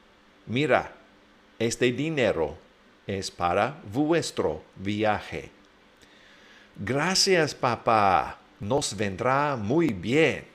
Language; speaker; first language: Spanish; non-native, fluent; English